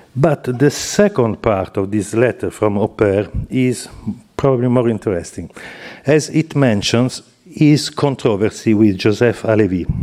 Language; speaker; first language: English; non-native, fluent; Italian